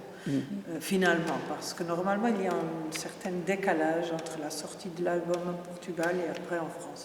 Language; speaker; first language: French; non-native, fluent; Portuguese